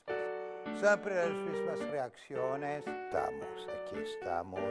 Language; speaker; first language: Spanish; non-native, learner; French